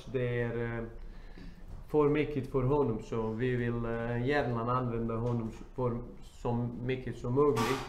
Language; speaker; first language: Swedish; non-native, fluent; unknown